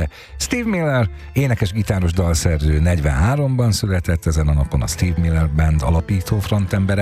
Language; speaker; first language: Hungarian; native; Hungarian